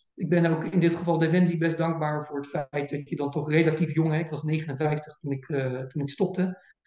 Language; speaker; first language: Dutch; native; Dutch